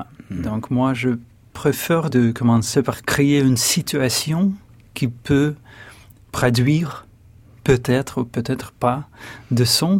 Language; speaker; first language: French; non-native, fluent; Russian